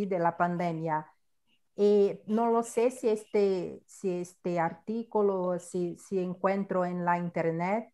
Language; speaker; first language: Spanish; non-native, learner; Portuguese